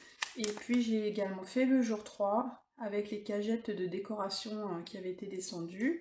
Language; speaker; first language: French; native; French